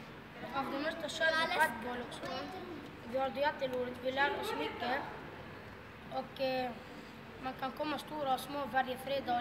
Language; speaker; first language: Swedish; early bilingual, other home language; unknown